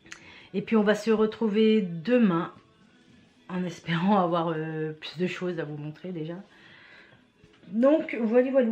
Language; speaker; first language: French; native; French